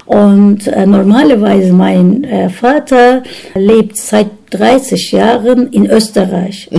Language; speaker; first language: German; non-native, learner; Turkish